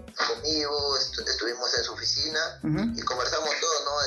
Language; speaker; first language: Spanish; native; Spanish